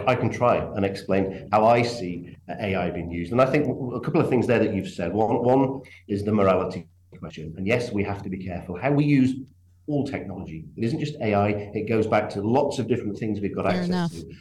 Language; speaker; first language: English; native; English